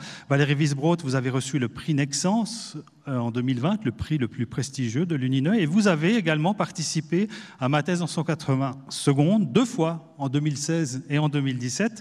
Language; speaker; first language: French; native; French